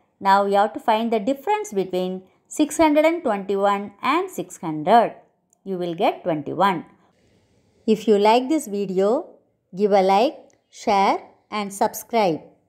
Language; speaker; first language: English; non-native, local second language; Tamil